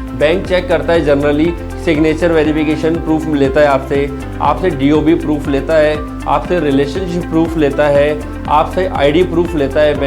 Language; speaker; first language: Hindi; native; Hindi